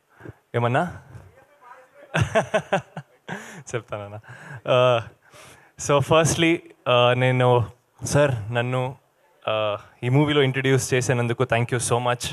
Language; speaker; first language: Telugu; non-native, local second language; Kannada